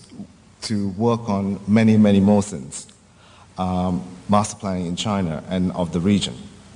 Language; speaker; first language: English; non-native, local second language; Min Nan Chinese